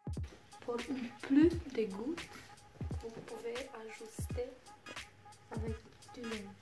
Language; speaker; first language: French; non-native, learner; Romanian